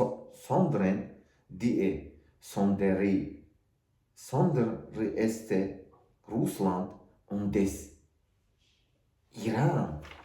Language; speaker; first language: German; non-native, learner; Tajik